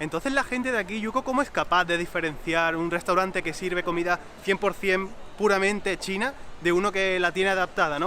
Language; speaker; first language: Spanish; native; Spanish